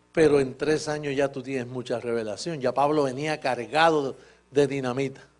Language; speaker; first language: Spanish; native; Spanish